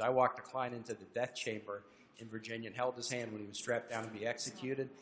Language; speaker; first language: English; native; English